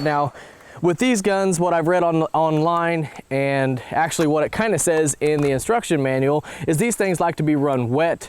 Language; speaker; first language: English; native; English